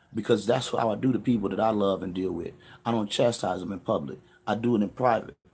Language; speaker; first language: English; native; English